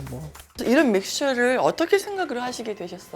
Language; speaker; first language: Korean; native; Korean